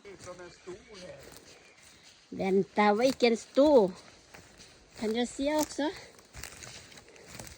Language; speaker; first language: Swedish; non-native, learner; Thai